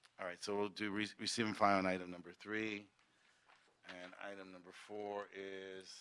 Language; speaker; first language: English; native; English